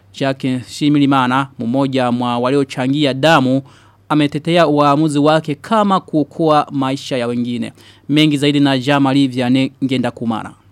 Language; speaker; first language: Swahili; non-native, local second language; Rundi